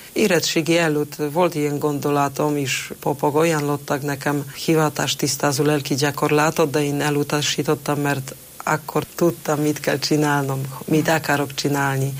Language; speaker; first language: Hungarian; non-native, fluent; Polish